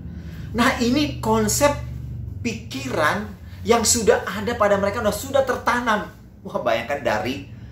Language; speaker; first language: Indonesian; native; Indonesian